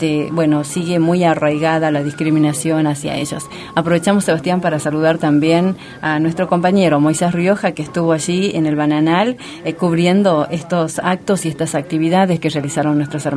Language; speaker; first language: Spanish; native; Spanish